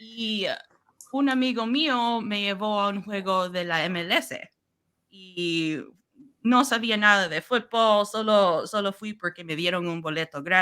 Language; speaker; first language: Spanish; non-native, learner; English